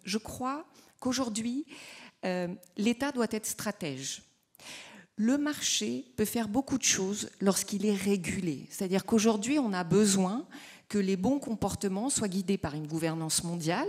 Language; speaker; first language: French; native; French